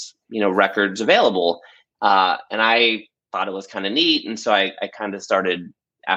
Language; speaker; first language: English; native; English